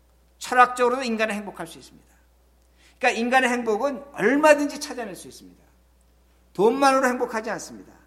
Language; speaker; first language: Korean; native; Korean